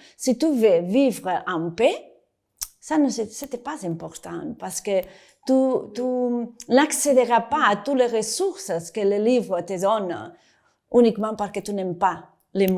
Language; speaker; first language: French; non-native, fluent; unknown